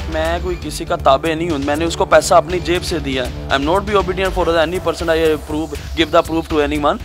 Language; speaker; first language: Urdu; non-native, local second language; Punjabi